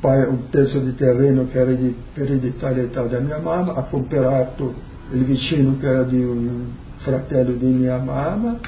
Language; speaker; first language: Italian; early bilingual, heritage; Portuguese